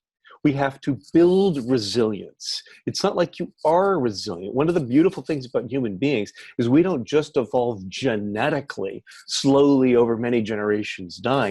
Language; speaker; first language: English; native; English